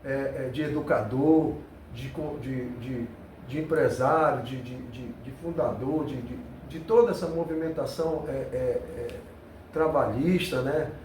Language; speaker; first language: Portuguese; native; Portuguese